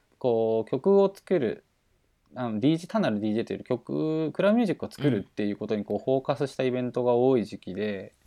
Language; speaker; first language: Japanese; native; Japanese